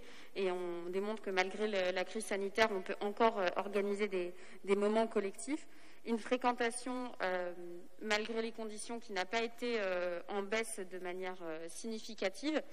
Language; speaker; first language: French; native; French